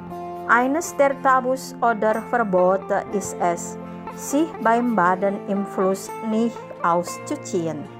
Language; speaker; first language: German; non-native, fluent; Indonesian